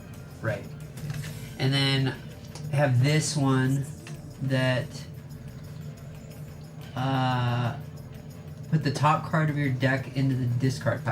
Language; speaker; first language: English; native; English